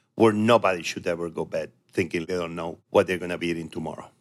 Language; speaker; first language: English; non-native, fluent; Spanish